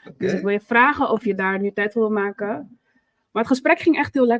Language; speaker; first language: Dutch; native; Dutch